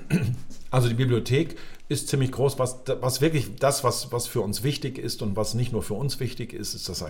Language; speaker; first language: German; native; German